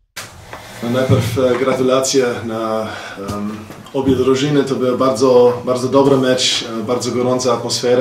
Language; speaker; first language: Polish; non-native, learner; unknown